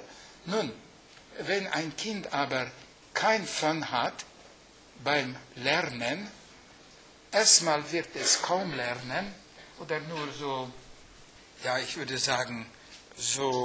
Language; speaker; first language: German; non-native, fluent; Hungarian